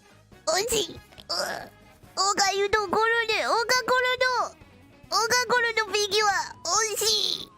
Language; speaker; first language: Japanese; non-native, learner; Indonesian